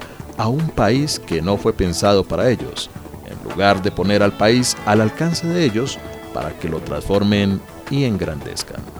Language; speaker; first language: Spanish; native; Spanish